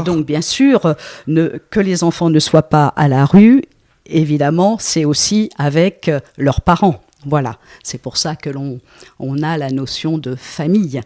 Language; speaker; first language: French; native; French